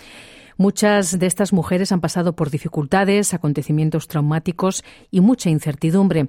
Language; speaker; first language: Spanish; native; Spanish